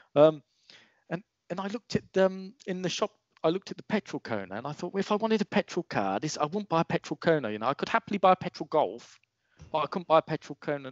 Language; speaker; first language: English; native; English